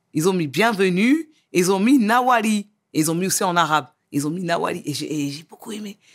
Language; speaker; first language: French; native; French